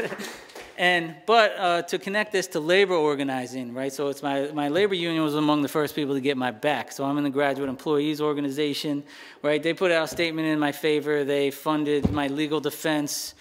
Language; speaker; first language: English; native; English